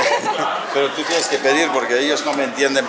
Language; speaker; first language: Spanish; non-native, learner; English